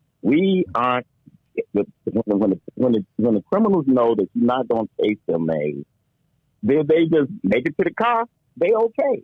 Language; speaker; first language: English; native; English